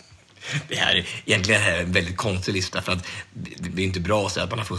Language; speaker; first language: Swedish; native; Swedish